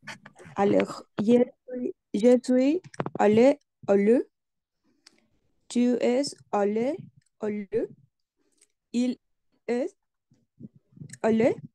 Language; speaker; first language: French; non-native, learner; Spanish